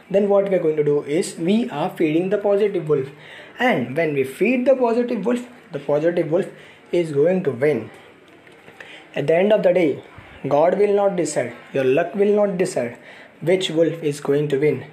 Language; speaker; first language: English; non-native, local second language; Hindi